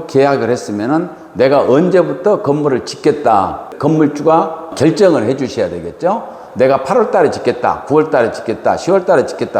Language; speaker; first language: Korean; native; Korean